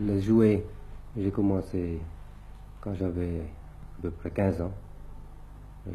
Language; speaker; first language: French; early bilingual, other home language; Thai